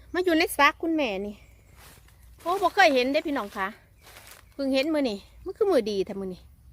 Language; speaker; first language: Thai; native; Thai